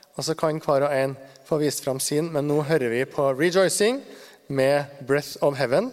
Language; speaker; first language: Norwegian; native; Norwegian